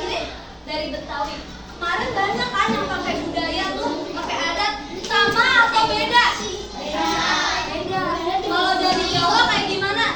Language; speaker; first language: Indonesian; native; Indonesian